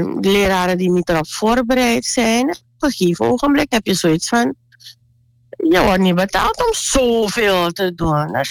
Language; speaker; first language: Dutch; native; Dutch